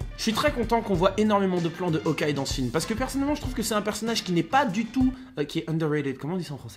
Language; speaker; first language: French; native; French